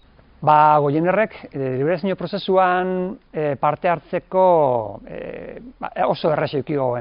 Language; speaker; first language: Basque; native; Basque